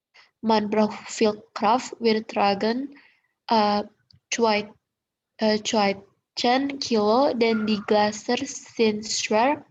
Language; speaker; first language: German; non-native, learner; Indonesian